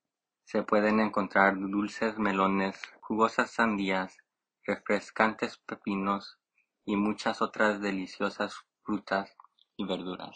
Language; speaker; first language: Spanish; early bilingual, other home language; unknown